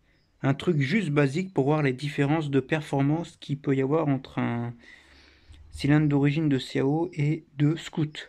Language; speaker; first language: French; native; French